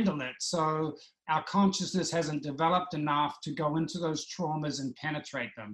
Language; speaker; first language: English; native; English